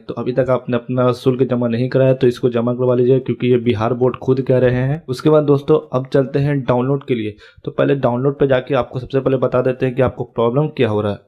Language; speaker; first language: Hindi; native; Hindi